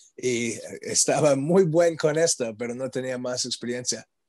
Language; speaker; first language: Spanish; non-native, learner; English